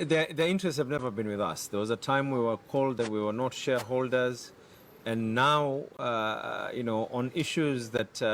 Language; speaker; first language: English; non-native, local second language; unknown